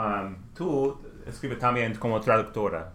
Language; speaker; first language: Spanish; non-native, learner; English